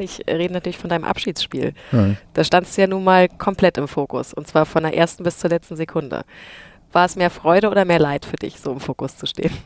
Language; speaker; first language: German; native; German